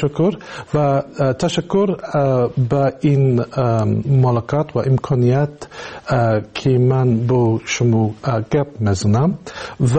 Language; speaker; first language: Tajik; non-native, learner; English